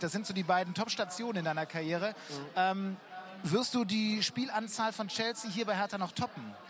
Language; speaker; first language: German; native; German